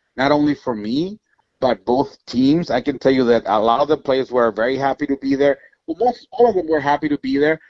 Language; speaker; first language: English; non-native, fluent; Spanish